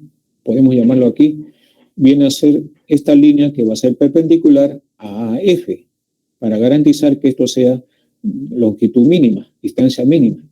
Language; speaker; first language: Spanish; native; Spanish